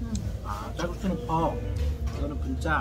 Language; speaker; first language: Korean; native; Korean